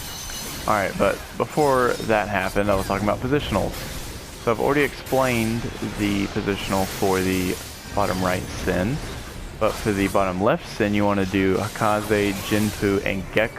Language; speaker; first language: English; native; English